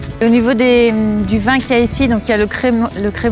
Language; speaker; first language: French; native; French